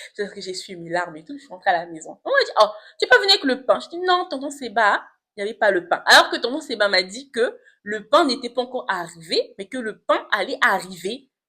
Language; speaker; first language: French; non-native, local second language; Lingala